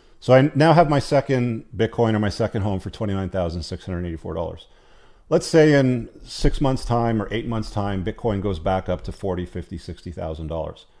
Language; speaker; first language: English; native; English